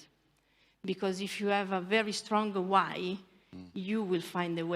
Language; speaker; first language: English; non-native, learner; Italian